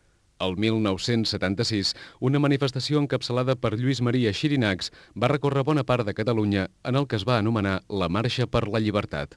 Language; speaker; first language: Catalan; native; Catalan